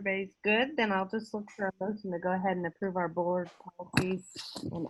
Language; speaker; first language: English; native; English